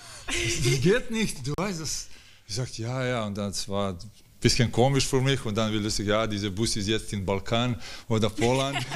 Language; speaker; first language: German; non-native, learner; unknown